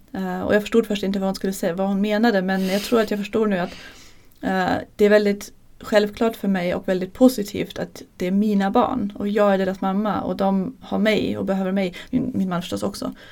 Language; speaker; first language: Swedish; non-native, fluent; German